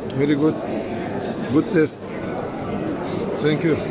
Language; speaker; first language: English; non-native, learner; Uzbek